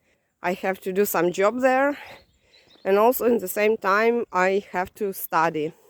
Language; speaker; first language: English; non-native, fluent; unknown